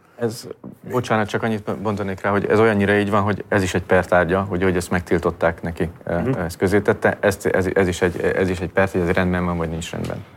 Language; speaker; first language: Hungarian; native; Hungarian